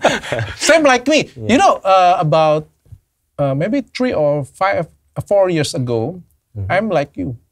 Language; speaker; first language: English; non-native, learner; Indonesian